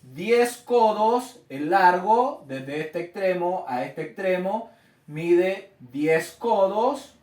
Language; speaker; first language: Spanish; native; Spanish